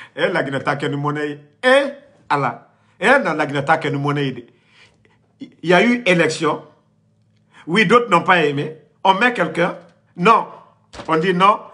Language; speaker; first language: French; non-native, local second language; Mandingo